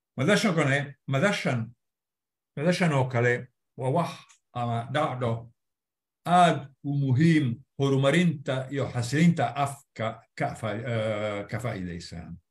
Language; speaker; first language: Somali; non-native, fluent; Italian